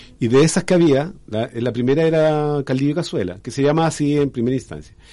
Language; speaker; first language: Spanish; native; Spanish